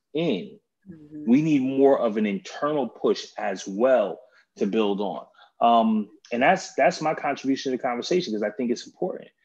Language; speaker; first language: English; native; English